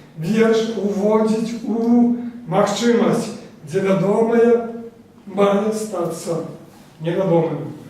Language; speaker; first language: Belarusian; native; Belarusian